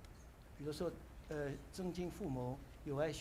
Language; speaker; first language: Chinese; native; Chinese